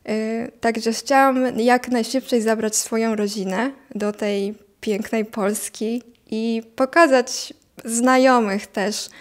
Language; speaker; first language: Polish; non-native, fluent; Japanese